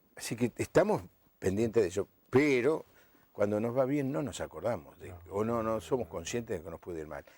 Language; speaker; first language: Spanish; native; Spanish